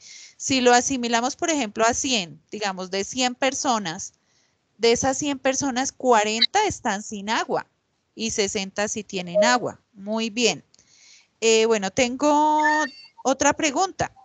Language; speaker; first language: Spanish; native; Spanish